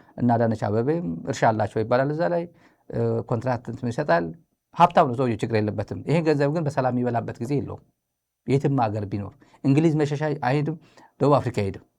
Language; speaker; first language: Amharic; native; Amharic